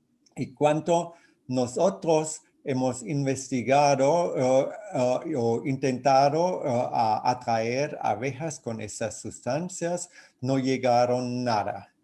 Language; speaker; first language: Spanish; non-native, fluent; German